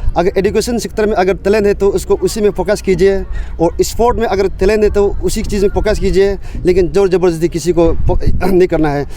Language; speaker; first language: Hindi; non-native, local second language; Nyishi